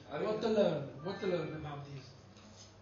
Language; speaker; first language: English; non-native, learner; Italian